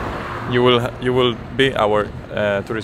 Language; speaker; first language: English; non-native, learner; Spanish